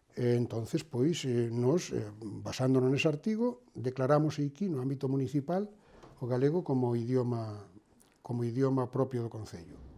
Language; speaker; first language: Galician; native; Galician